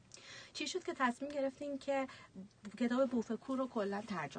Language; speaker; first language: Persian; native; Persian